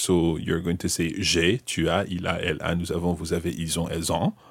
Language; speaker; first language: French; non-native, fluent; English